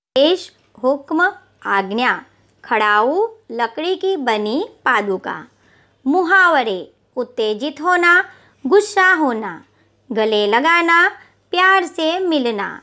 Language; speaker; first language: Hindi; non-native, local second language; Gujarati